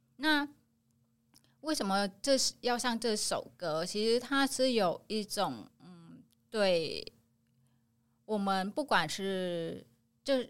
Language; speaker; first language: Chinese; non-native, fluent; Vietnamese